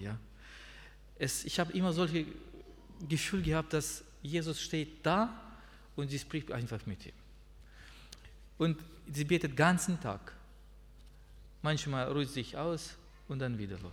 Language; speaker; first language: German; non-native, learner; Russian